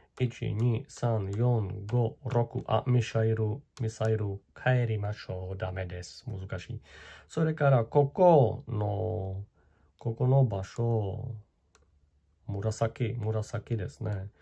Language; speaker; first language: Japanese; non-native, learner; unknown